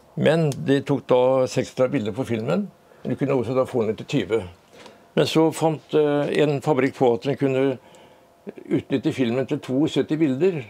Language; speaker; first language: Norwegian; native; Norwegian